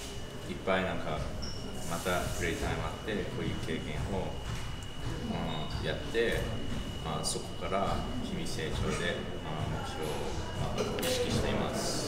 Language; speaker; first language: Japanese; non-native, learner; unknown